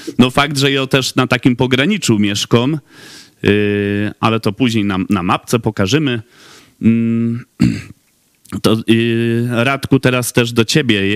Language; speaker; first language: Polish; native; Polish